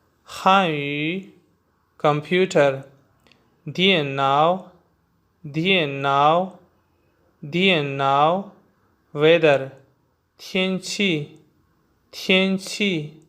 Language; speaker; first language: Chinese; non-native, learner; Urdu